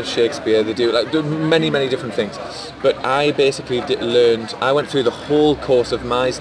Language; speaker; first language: English; native; English